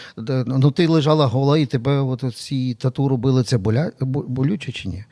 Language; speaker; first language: Ukrainian; native; Ukrainian